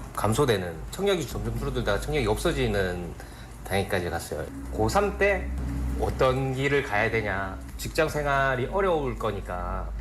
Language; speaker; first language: Korean; native; Korean